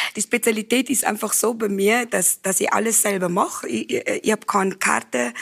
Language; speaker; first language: German; non-native, fluent; Afrikaans